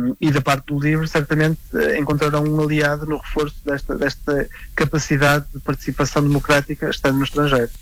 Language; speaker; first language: Portuguese; native; Portuguese